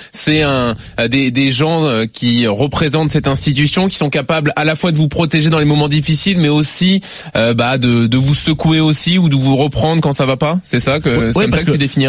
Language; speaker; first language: French; native; French